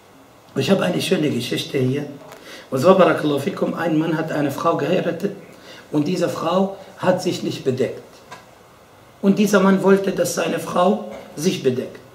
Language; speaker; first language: German; non-native, fluent; Arabic